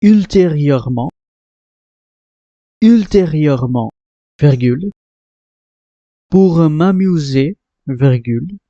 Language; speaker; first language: French; non-native, fluent; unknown